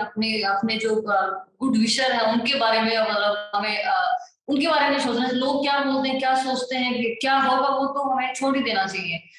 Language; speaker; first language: Hindi; native; Hindi